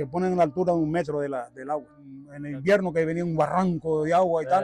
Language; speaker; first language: Spanish; native; Spanish